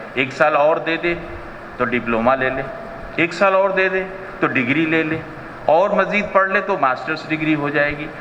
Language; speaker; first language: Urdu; native; Urdu